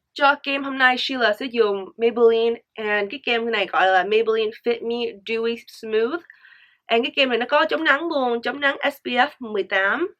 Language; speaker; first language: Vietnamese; early bilingual, heritage; Vietnamese